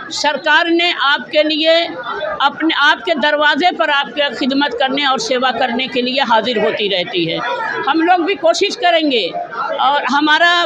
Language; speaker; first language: Hindi; non-native, local second language; Urdu